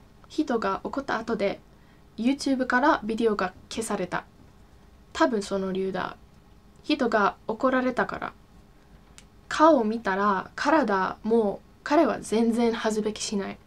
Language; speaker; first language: Japanese; non-native, fluent; English